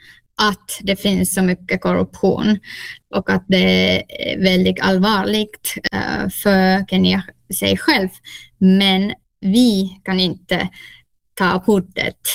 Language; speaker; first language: Swedish; non-native, local second language; Finnish